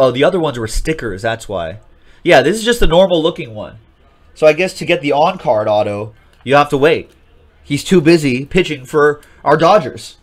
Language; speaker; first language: English; native; English